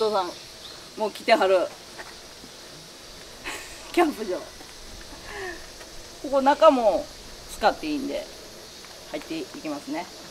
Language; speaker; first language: Japanese; native; Japanese